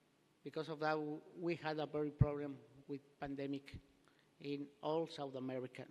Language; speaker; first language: English; non-native, learner; Spanish